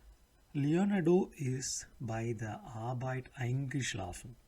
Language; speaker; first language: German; non-native, learner; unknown